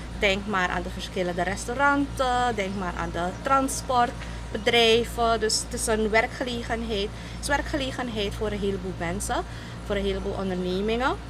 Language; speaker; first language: Dutch; native; Dutch